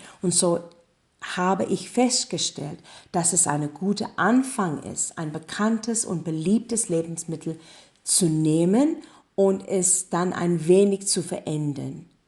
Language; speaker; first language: German; non-native, learner; English